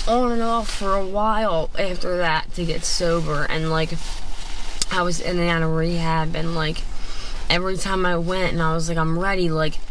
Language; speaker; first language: English; native; English